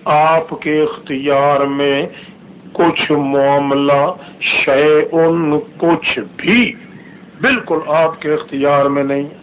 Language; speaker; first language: Urdu; non-native, local second language; Saraiki